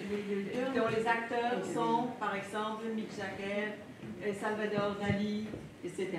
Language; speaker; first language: French; non-native, fluent; Danish